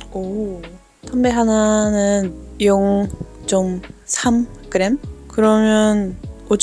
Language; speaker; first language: Korean; non-native, learner; Dutch